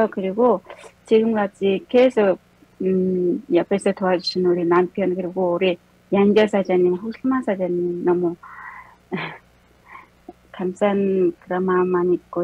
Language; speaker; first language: Korean; non-native, fluent; Mongolian